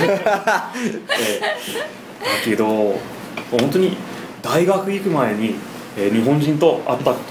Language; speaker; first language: Japanese; non-native, fluent; English